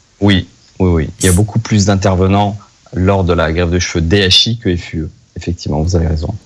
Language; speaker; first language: French; native; French